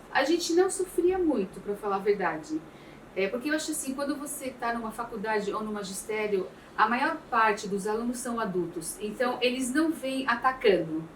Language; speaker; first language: Portuguese; early bilingual, other home language; Arabic